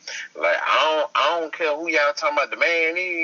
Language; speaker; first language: English; native; English